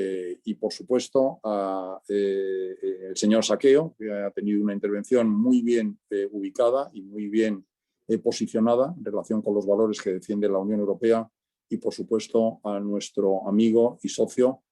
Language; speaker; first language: Spanish; native; Spanish